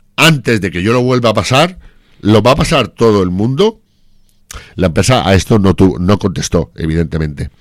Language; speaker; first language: Spanish; native; Spanish